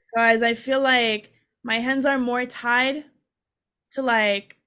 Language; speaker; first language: English; non-native, fluent; Hungarian